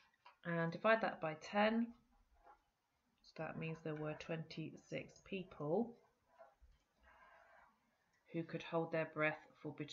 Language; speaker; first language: English; native; English